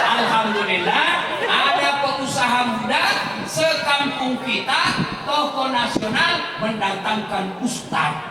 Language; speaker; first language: Indonesian; non-native, local second language; Buginese